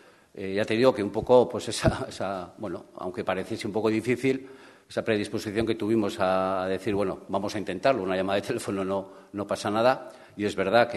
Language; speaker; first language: Spanish; native; Spanish